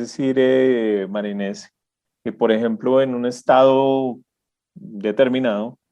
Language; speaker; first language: Spanish; native; Spanish